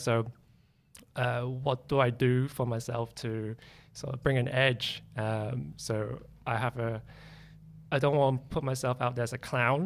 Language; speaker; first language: English; native; English